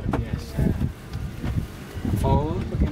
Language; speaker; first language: Indonesian; non-native, local second language; Sundanese